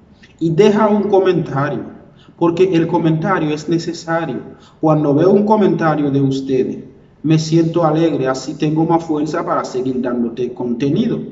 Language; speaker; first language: Spanish; non-native, fluent; Haitian Creole